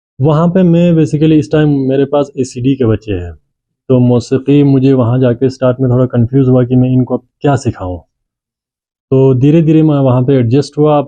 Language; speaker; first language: Urdu; non-native, local second language; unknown